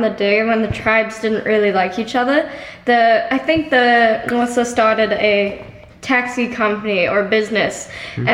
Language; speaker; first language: English; non-native, local second language; Afrikaans